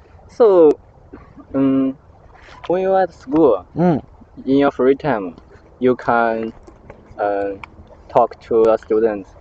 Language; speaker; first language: English; non-native, learner; Chinese